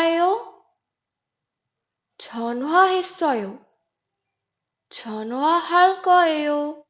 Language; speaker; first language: Korean; non-native, fluent; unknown